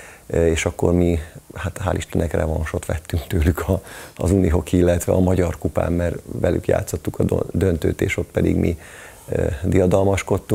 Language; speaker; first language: Hungarian; native; Hungarian